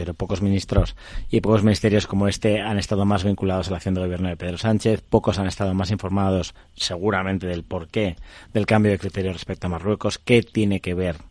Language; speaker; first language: Spanish; native; Spanish